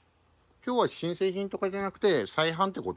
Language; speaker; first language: Japanese; native; Japanese